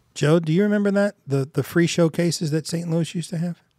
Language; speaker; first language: English; native; English